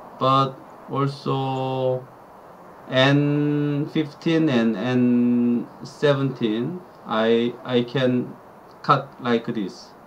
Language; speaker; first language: English; non-native, learner; Korean